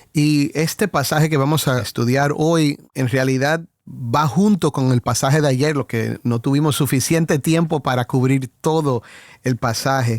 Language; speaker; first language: Spanish; native; Spanish